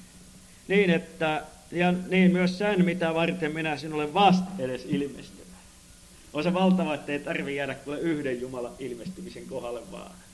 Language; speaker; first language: Finnish; native; Finnish